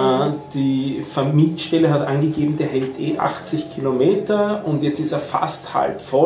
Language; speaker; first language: German; native; German